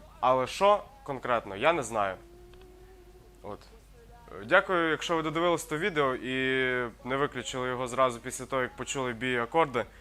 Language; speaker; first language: Ukrainian; native; Ukrainian